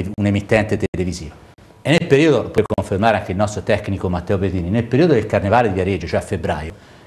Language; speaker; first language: Italian; native; Italian